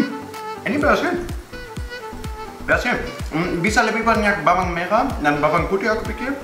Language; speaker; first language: Indonesian; non-native, fluent; German